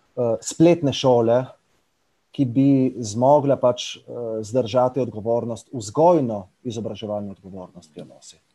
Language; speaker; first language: Slovenian; native; Slovenian